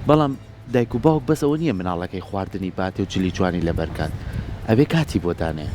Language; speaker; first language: Central Kurdish; native; Central Kurdish